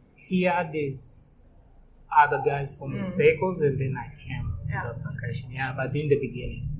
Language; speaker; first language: English; non-native, local second language; Swahili